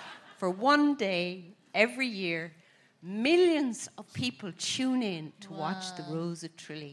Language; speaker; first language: English; native; English